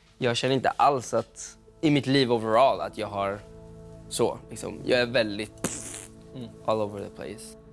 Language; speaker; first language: Swedish; early bilingual, other home language; Spanish